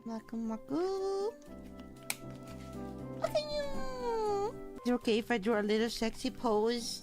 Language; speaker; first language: English; non-native, fluent; Italian